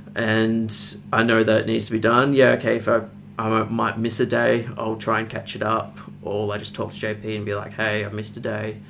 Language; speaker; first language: English; native; English